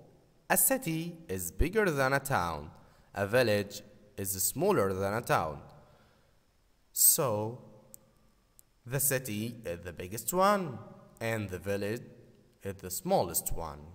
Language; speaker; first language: English; non-native, fluent; Arabic